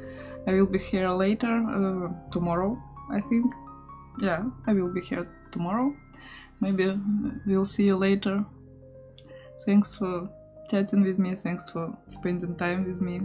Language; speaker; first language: English; non-native, learner; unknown